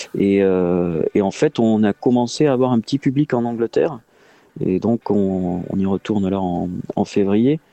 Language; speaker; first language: French; native; French